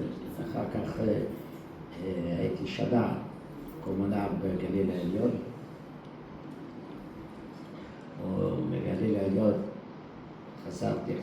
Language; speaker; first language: Hebrew; early bilingual, other home language; Dutch